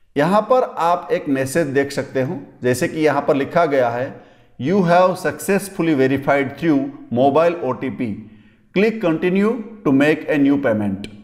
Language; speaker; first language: Hindi; non-native, local second language; Gujarati